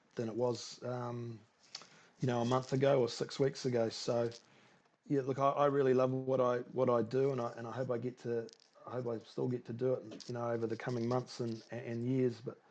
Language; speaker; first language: English; native; English